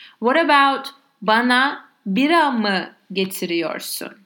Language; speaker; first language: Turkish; non-native, learner; Spanish